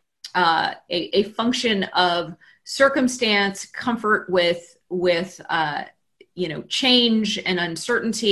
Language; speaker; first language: English; native; English